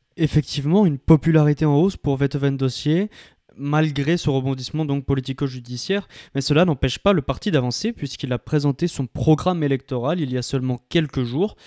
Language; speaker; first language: French; native; French